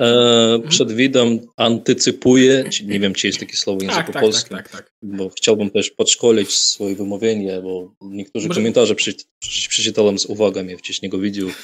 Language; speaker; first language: Polish; non-native, fluent; Russian